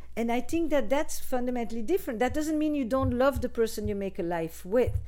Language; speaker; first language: English; non-native, fluent; Dutch